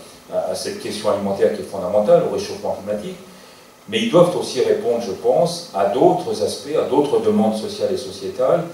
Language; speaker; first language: French; native; French